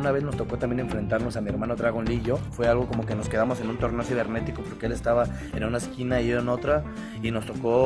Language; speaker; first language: Spanish; native; Spanish